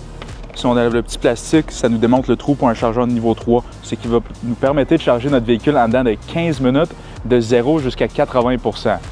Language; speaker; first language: French; native; French